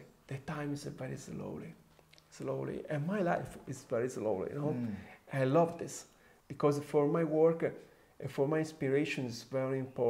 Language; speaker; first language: English; non-native, fluent; Italian